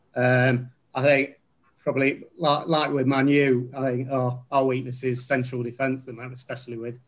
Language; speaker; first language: English; native; English